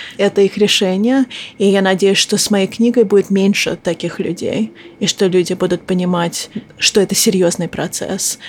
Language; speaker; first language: Russian; early bilingual, heritage; Russian